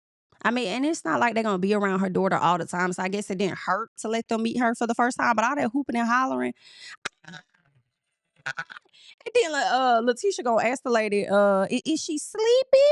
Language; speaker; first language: English; native; English